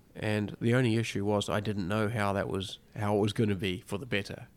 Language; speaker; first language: English; native; English